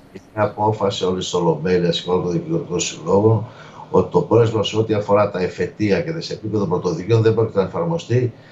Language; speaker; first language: Greek; native; Greek